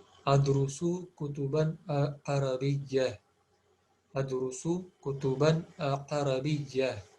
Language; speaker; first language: Arabic; non-native, fluent; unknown